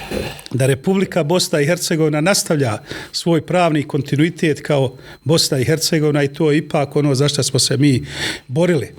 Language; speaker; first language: Bosnian; native; Bosnian